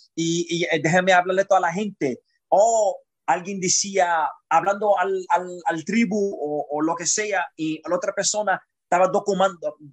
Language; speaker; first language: Spanish; early bilingual, heritage; Spanish